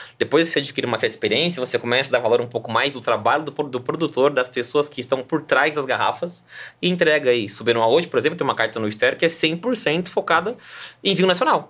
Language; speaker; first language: Portuguese; native; Portuguese